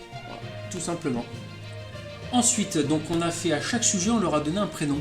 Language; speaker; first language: French; native; French